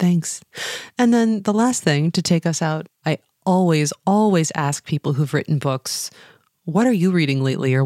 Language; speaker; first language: English; native; English